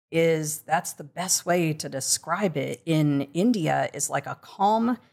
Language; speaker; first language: English; native; English